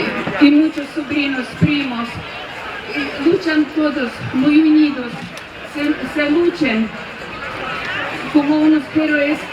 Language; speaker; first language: Spanish; non-native, fluent; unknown